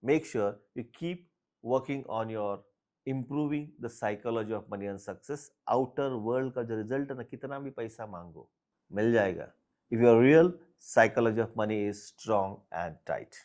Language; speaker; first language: Hindi; non-native, local second language; Marathi